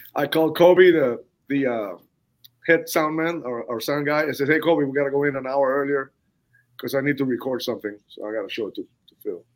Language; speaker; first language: English; non-native, fluent; Spanish